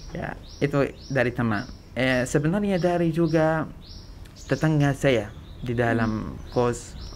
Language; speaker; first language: Indonesian; non-native, fluent; Arabic